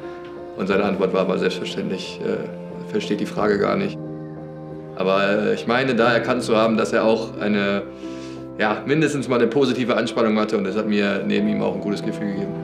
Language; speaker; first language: German; native; German